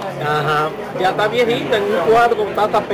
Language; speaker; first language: Spanish; native; Spanish